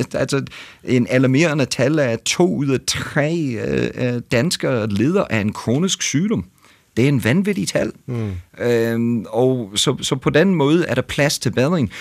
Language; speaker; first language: Danish; non-native, fluent; English